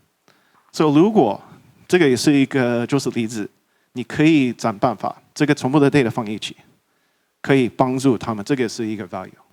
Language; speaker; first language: Chinese; early bilingual, heritage; English